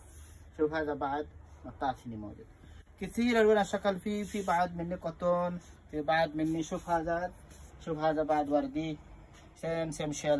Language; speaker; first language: Arabic; non-native, learner; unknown